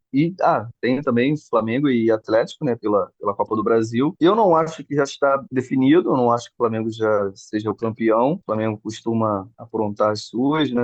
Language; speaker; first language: Portuguese; native; Portuguese